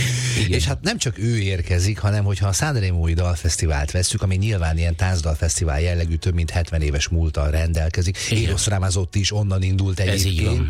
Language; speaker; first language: Hungarian; native; Hungarian